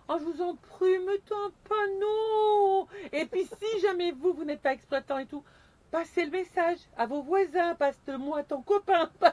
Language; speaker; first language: French; native; French